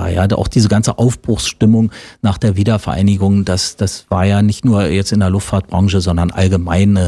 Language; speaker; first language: German; native; German